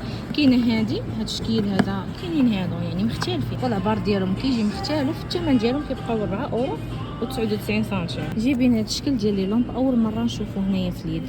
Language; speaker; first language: Arabic; native; Arabic